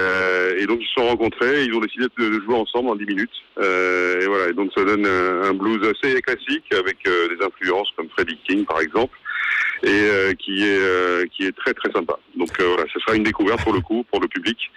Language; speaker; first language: French; native; French